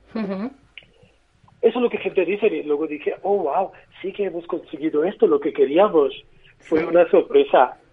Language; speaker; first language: Spanish; non-native, fluent; Hindi